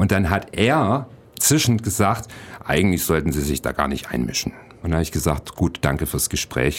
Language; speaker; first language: German; native; German